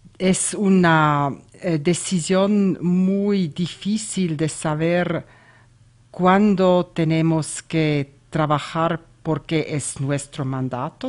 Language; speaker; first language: Spanish; non-native, learner; German